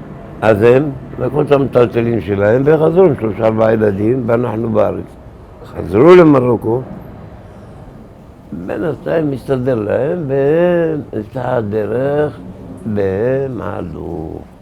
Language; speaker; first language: Hebrew; early bilingual, other home language; Arabic